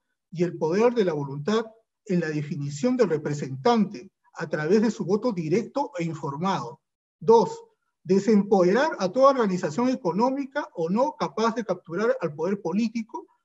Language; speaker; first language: Spanish; native; Spanish